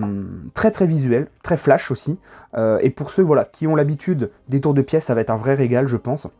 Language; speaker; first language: French; native; French